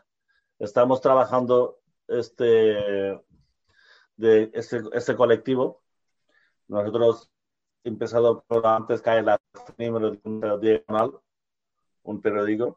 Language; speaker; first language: Spanish; non-native, learner; Bangla